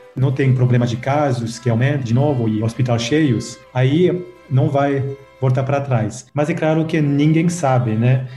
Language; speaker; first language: Portuguese; non-native, fluent; French